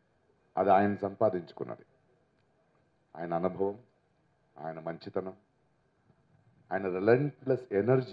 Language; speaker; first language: Telugu; native; Telugu